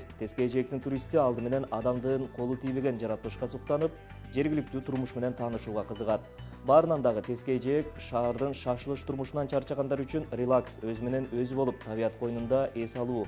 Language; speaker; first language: Kyrgyz; native; Kyrgyz